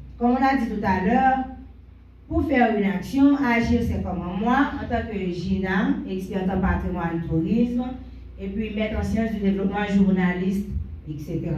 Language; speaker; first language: French; non-native, local second language; Haitian Creole